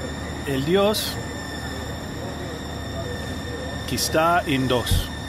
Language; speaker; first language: Spanish; non-native, learner; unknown